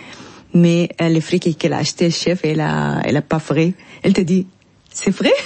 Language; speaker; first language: French; non-native, learner; Arabic